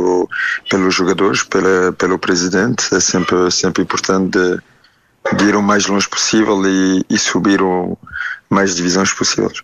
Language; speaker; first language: Portuguese; early bilingual, heritage; French